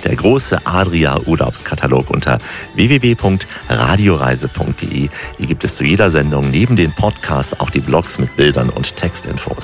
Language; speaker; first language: German; native; German